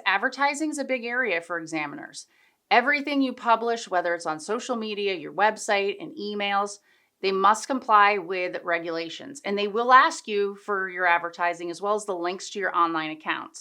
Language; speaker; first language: English; native; English